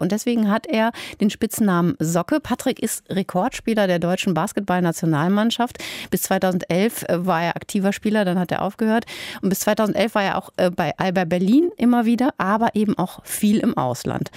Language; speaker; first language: German; native; German